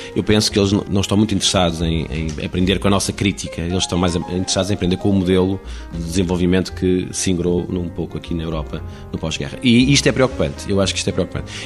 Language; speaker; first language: Portuguese; native; Portuguese